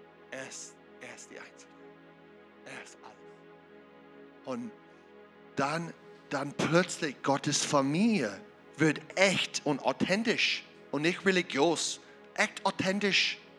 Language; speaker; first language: German; non-native, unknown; English